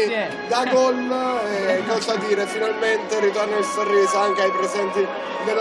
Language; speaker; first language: Italian; native; Italian